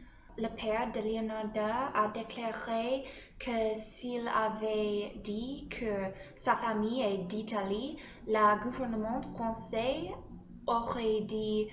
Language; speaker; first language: French; non-native, learner; English